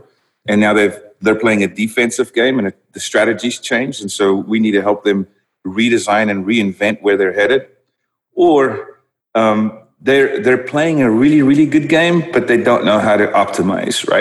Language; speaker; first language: English; non-native, local second language; Dutch